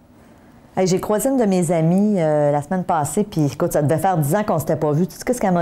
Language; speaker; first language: French; native; French